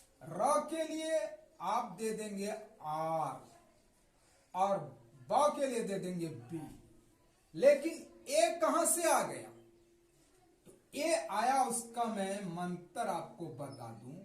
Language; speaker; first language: Hindi; native; Hindi